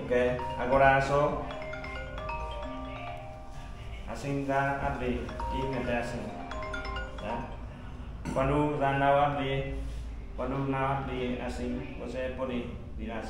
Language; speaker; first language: Portuguese; non-native, learner; Vietnamese